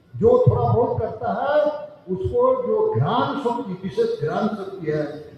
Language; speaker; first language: Hindi; non-native, local second language; Bangla